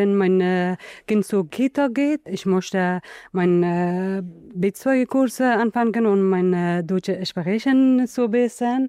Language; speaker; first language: German; non-native, learner; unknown